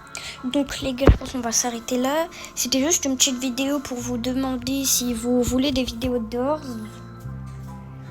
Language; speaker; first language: French; native; French